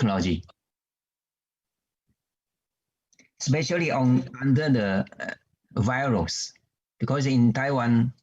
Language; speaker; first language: English; non-native, learner; Chinese